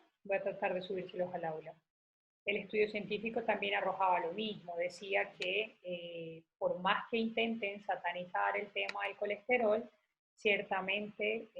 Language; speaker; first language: Spanish; native; Spanish